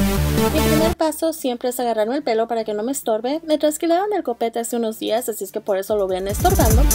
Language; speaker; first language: Spanish; native; Spanish